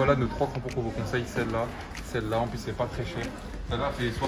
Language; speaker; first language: French; native; French